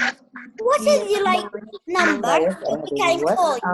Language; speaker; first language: English; non-native, learner; Arabic